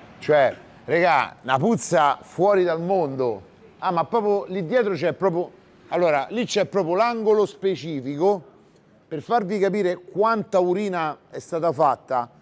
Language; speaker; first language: Italian; native; Italian